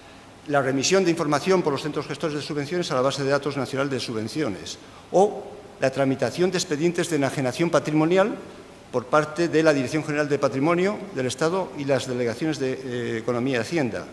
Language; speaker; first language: Spanish; native; Spanish